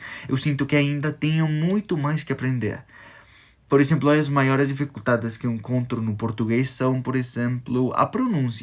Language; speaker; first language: Portuguese; non-native, fluent; Spanish